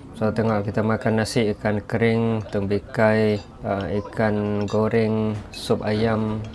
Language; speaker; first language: Malay; non-native, fluent; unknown